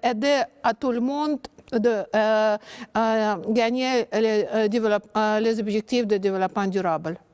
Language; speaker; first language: French; non-native, learner; Russian